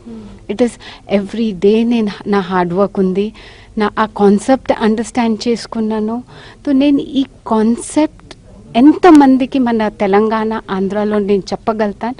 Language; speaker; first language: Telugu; non-native, local second language; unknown